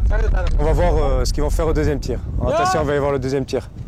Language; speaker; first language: French; native; French